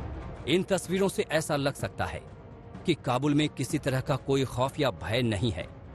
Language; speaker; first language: Hindi; native; Hindi